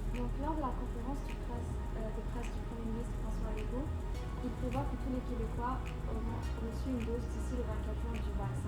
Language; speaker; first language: French; native; French